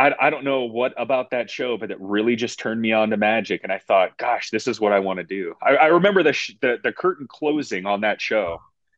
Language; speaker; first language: English; native; English